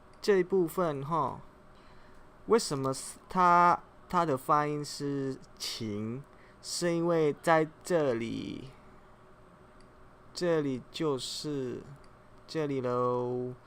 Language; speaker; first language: Chinese; non-native, fluent; Indonesian